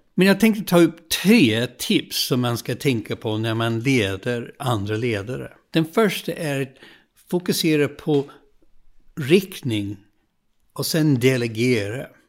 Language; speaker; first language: Swedish; non-native, fluent; English